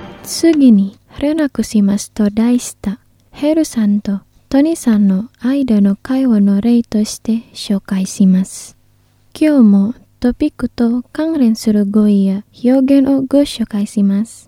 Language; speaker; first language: Japanese; non-native, fluent; Indonesian